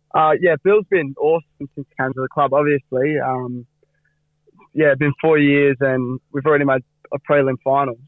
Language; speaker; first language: English; native; English